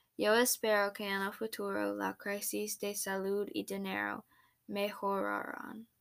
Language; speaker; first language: Spanish; non-native, learner; English